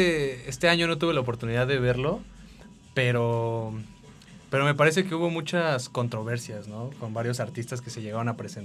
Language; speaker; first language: Spanish; native; Spanish